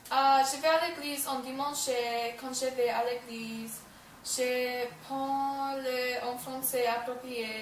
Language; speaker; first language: French; non-native, learner; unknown